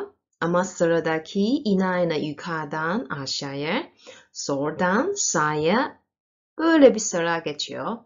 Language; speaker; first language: Turkish; non-native, learner; Chinese